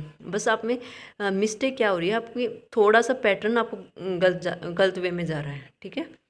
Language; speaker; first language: Hindi; native; Hindi